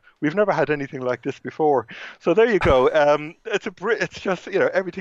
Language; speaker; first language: English; native; English